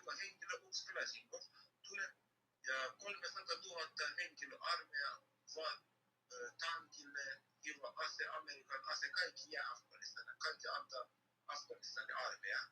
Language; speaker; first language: Finnish; non-native, learner; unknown